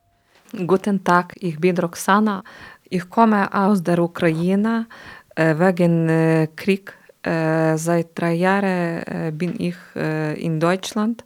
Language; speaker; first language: German; non-native, learner; Ukrainian